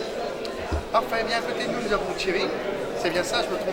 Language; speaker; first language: French; native; French